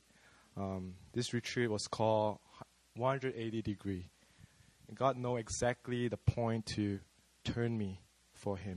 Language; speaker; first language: English; non-native, local second language; Chinese